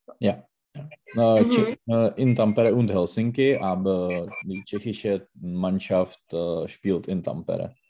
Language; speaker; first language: German; non-native, learner; Czech